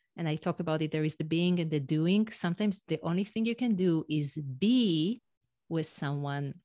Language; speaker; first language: English; non-native, fluent; Hebrew